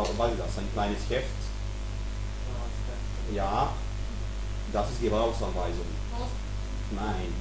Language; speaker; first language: German; non-native, fluent; Serbian